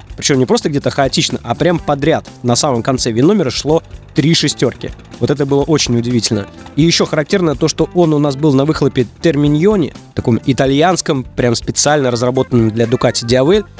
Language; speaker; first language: Russian; native; Russian